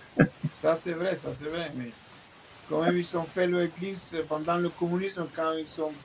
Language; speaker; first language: French; non-native, learner; Bulgarian